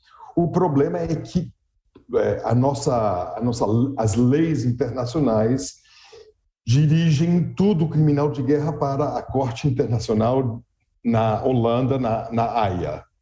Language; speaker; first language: Portuguese; non-native, fluent; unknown